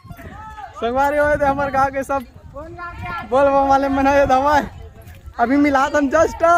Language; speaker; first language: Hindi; non-native, local second language; Chhattisgarhi